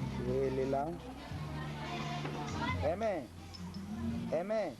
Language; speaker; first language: French; non-native, local second language; Swahili